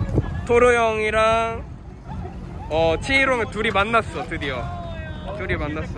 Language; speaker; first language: Korean; non-native, fluent; Russian